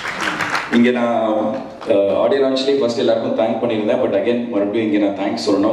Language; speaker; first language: Tamil; native; Tamil